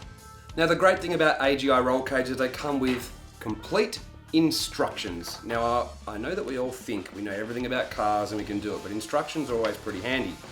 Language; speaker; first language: English; native; English